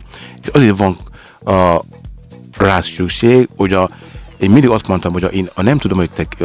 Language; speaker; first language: Hungarian; non-native, learner; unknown